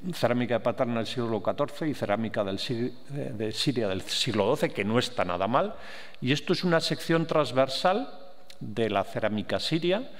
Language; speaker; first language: Spanish; native; Spanish